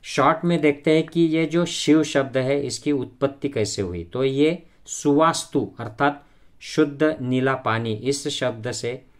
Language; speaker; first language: Hindi; non-native, local second language; Marathi